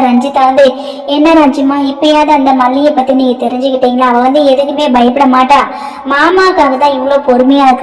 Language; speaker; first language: Tamil; native; Tamil